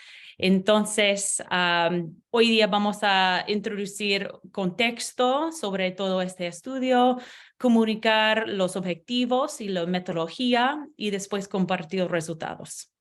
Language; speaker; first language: Spanish; non-native, learner; English